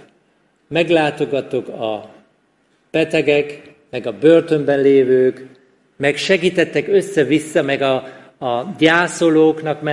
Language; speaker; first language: Hungarian; non-native, fluent; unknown